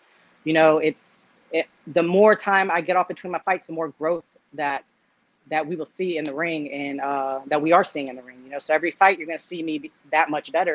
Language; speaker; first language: English; native; English